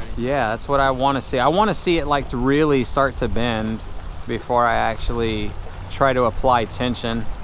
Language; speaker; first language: English; native; English